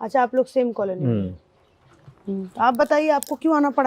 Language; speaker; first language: Hindi; native; Hindi